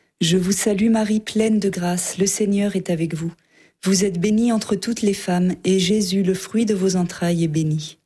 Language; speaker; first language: French; native; French